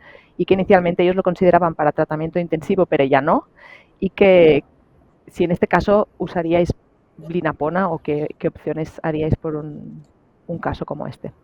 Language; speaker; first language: Spanish; native; Spanish